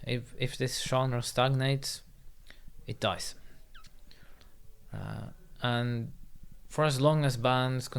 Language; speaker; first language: English; non-native, fluent; Norwegian